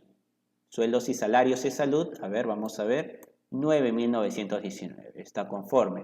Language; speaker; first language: Spanish; native; Spanish